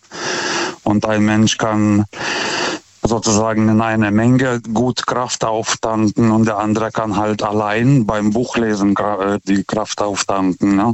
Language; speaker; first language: German; non-native, fluent; Lithuanian